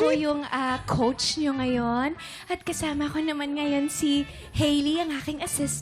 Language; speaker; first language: Filipino; native; Filipino